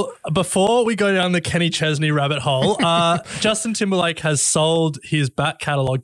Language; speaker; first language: English; native; English